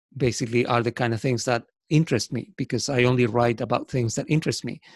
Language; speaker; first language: English; non-native, fluent; Spanish